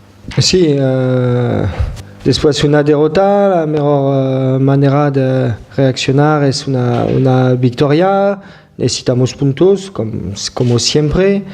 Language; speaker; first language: Spanish; non-native, fluent; French